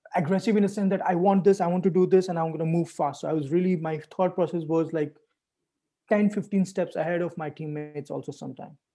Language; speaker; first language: English; non-native, local second language; Hindi